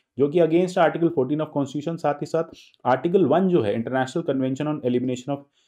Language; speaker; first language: Hindi; native; Hindi